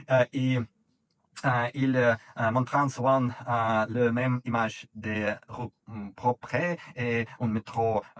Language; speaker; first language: French; non-native, fluent; Russian